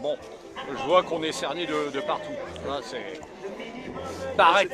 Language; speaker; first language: French; native; French